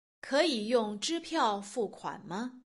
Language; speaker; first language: Chinese; non-native, learner; Russian